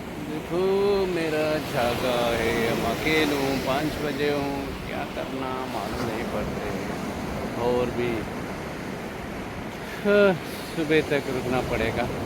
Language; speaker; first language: Hindi; non-native, local second language; Kannada